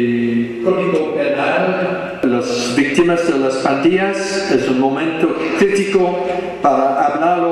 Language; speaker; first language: Spanish; non-native, fluent; English